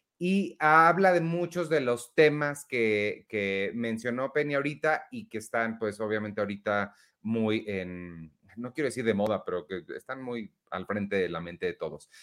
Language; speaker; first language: Spanish; native; Spanish